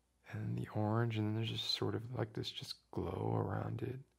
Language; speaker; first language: English; native; English